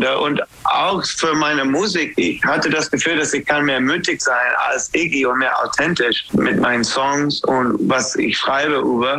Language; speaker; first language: German; non-native, learner; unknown